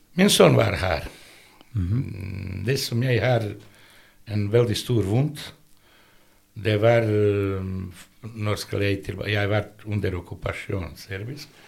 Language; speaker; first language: Norwegian; non-native, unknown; Bosnian